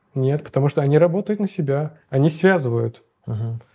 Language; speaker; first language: Russian; non-native, local second language; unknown